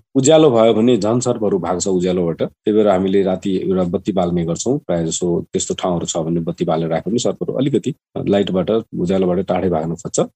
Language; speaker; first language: Nepali; non-native, local second language; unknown